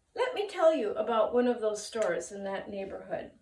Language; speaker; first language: English; native; English